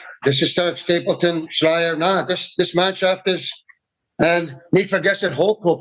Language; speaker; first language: German; non-native, learner; English